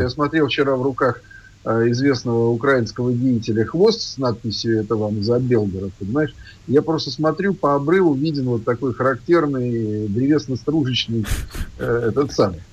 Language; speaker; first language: Russian; native; Russian